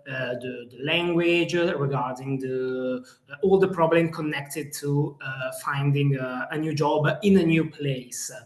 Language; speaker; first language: English; non-native, fluent; Italian